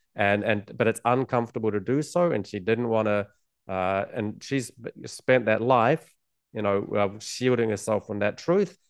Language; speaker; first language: English; native; English